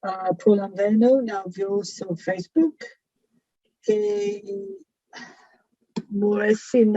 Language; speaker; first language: Greek; non-native, learner; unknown